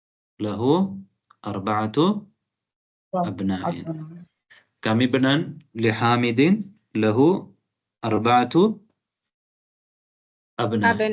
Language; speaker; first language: Arabic; non-native, fluent; Tamil